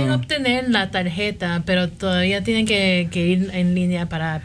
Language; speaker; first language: Spanish; early bilingual, heritage; Spanish